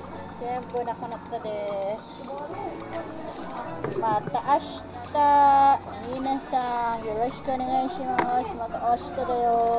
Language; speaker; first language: Japanese; non-native, learner; Filipino